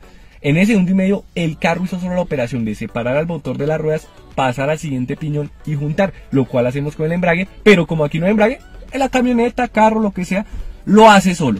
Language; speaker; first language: Spanish; native; Spanish